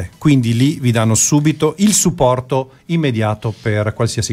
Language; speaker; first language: Italian; native; Italian